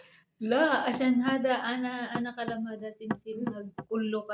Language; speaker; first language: Arabic; non-native, learner; Filipino